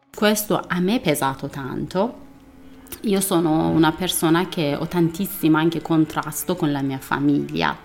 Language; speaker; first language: Italian; non-native, fluent; Persian